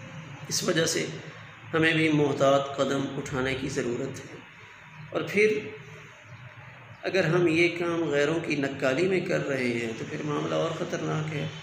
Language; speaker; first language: Urdu; native; Urdu